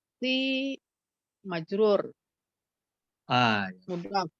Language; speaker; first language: Arabic; non-native, learner; Indonesian